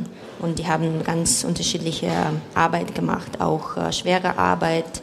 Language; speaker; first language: German; non-native, fluent; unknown